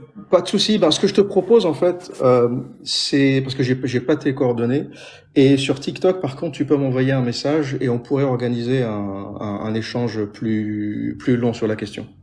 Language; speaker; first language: French; native; French